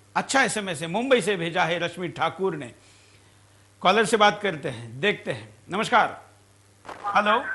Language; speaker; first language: Hindi; non-native, local second language; Marathi